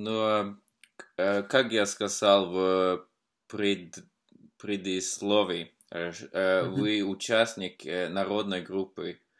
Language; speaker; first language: Russian; non-native, fluent; Norwegian